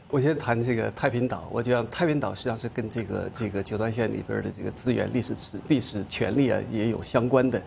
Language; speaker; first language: Chinese; native; Chinese